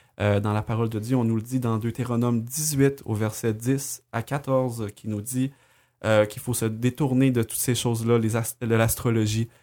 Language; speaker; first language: French; native; French